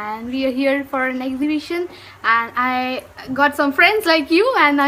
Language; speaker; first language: English; non-native, local second language; Bangla